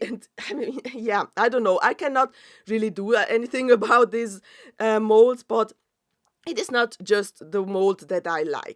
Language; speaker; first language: English; non-native, fluent; German